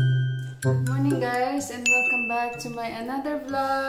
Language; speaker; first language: English; non-native, local second language; Filipino